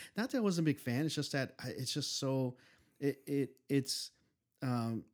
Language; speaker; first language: English; native; English